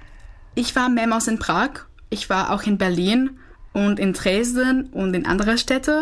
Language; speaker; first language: German; non-native, fluent; Czech